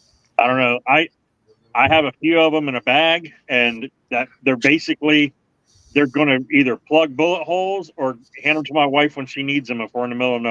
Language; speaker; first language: English; native; English